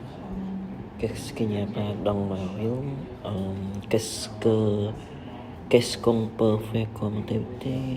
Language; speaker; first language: French; non-native, learner; Khmer